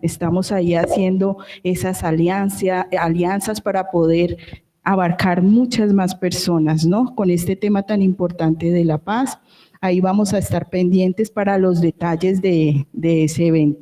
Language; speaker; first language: Spanish; native; Spanish